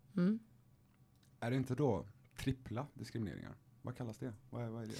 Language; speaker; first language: Swedish; early bilingual, other home language; Arabic